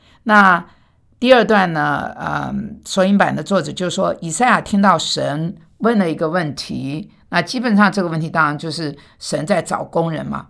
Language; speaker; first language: Chinese; non-native, fluent; Korean